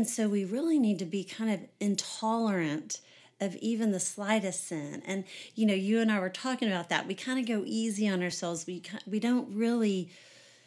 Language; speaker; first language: English; native; English